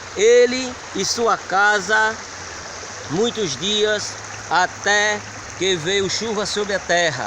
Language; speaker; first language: Portuguese; native; Portuguese